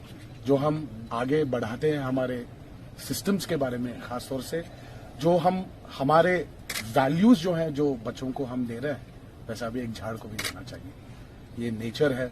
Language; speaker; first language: Hindi; non-native, local second language; Telugu